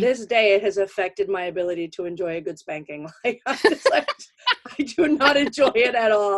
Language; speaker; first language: English; native; English